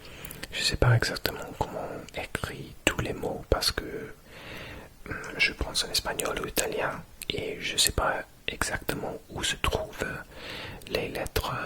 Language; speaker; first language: French; non-native, learner; English